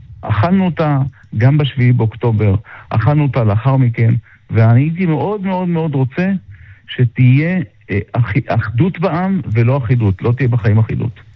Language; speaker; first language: Hebrew; native; Hebrew